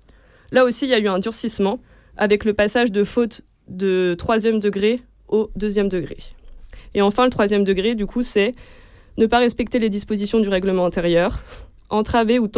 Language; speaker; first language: French; native; French